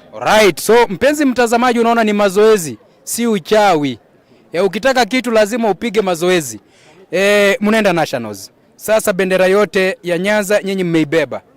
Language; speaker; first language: Swahili; non-native, local second language; Gusii